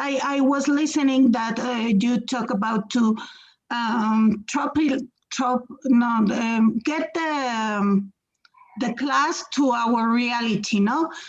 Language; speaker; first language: English; non-native, fluent; Spanish